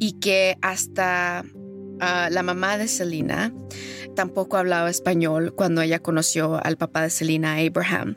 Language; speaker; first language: Spanish; early bilingual, heritage; Spanish